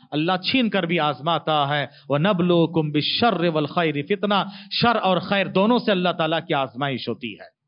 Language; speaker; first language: Urdu; native; Urdu